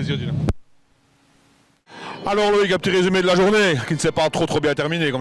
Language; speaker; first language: French; native; French